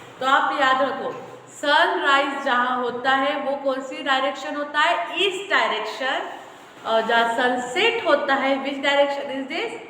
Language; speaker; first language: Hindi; non-native, local second language; Marathi